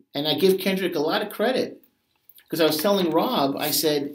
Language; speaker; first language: English; native; English